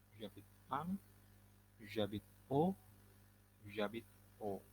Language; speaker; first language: French; non-native, fluent; Indonesian